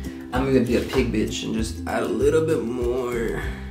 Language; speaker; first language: English; early bilingual, other home language; Spanish